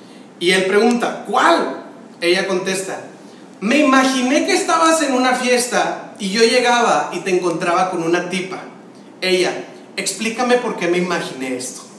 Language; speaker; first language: Spanish; native; Spanish